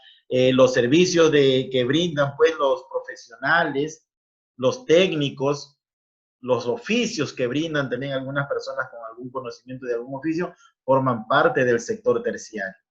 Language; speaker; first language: Spanish; native; Spanish